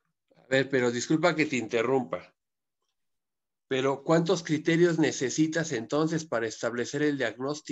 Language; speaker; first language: Spanish; native; Spanish